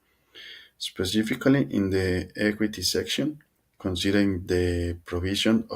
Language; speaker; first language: English; non-native, learner; Spanish